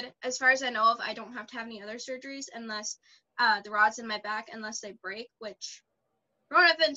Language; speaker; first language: English; native; English